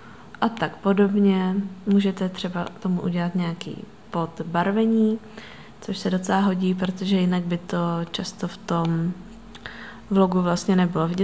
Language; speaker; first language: Czech; native; Czech